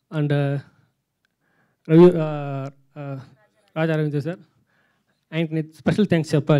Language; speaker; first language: Telugu; non-native, local second language; Tamil